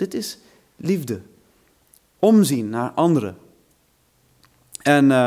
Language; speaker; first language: Dutch; non-native, fluent; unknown